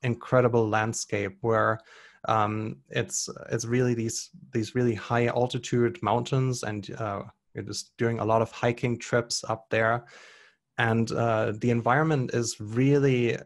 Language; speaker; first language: English; non-native, fluent; German